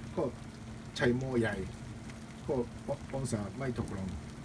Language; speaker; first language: Thai; non-native, learner; Japanese